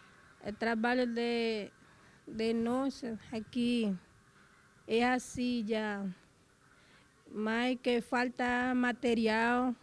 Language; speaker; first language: Portuguese; non-native, learner; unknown